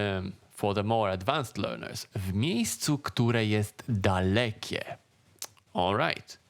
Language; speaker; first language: Polish; native; Polish